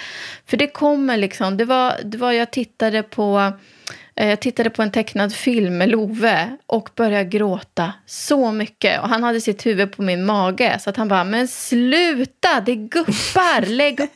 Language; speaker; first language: Swedish; native; Swedish